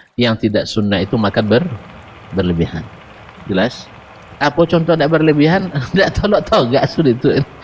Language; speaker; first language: Malay; non-native, local second language; Minangkabau